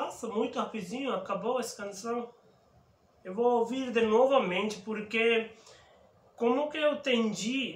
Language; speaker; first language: Portuguese; non-native, learner; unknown